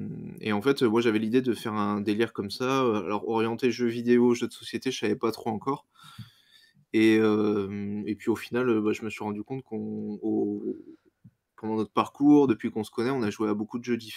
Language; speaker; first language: French; native; French